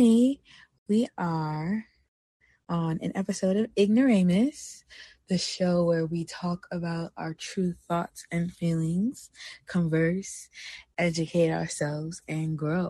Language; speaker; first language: English; native; English